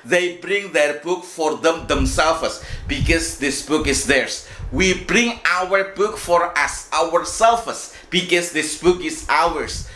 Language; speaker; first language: English; non-native, fluent; Indonesian